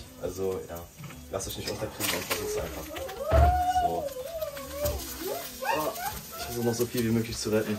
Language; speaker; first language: German; native; German